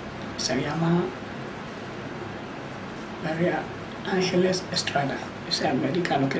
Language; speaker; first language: Spanish; non-native, learner; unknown